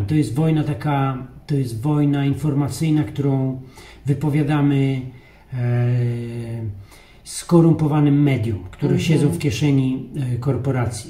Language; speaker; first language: Polish; native; Polish